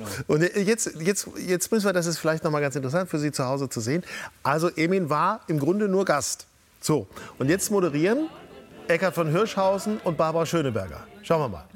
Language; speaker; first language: German; native; German